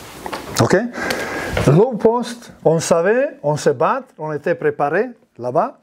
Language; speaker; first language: French; non-native, learner; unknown